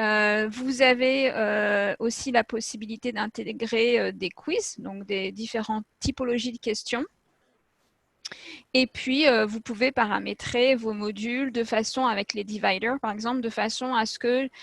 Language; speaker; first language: French; native; French